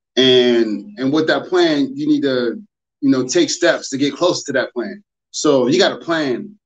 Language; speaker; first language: English; native; English